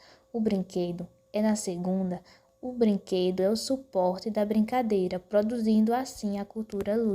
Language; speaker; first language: Portuguese; native; Portuguese